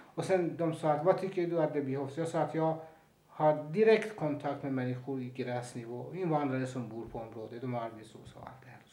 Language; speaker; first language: Swedish; non-native, fluent; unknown